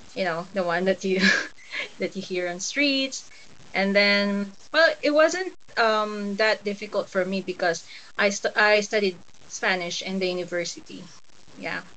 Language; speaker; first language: English; non-native, local second language; Cebuano